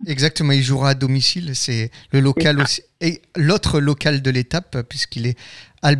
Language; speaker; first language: French; native; French